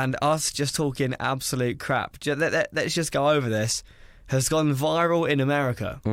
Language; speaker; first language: English; native; English